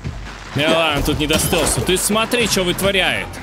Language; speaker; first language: Russian; native; Russian